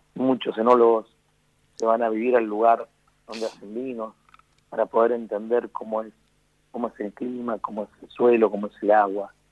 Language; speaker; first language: Spanish; native; Spanish